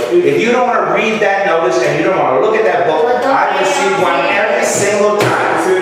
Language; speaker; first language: English; native; English